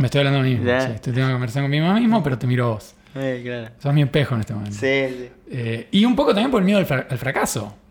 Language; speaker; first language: Spanish; native; Spanish